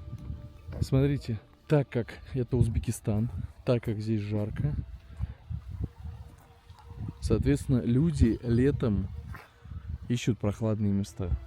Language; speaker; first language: Russian; native; Russian